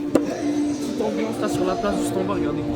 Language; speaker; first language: French; native; French